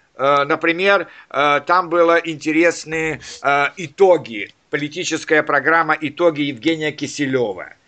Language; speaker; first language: Russian; native; Russian